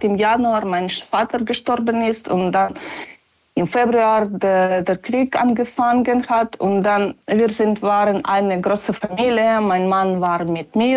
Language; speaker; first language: German; non-native, learner; Ukrainian